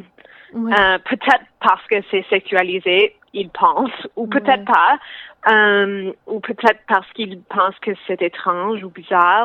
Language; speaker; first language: French; non-native, local second language; English